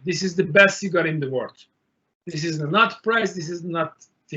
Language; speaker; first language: English; non-native, learner; Turkish